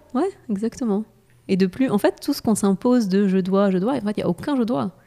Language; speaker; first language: French; non-native, fluent; Russian